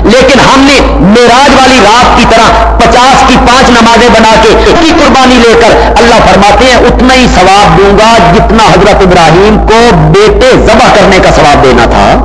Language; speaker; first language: Urdu; non-native, local second language; Punjabi